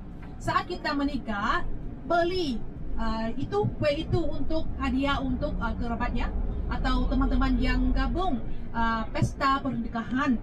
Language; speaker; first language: Indonesian; non-native, fluent; Vietnamese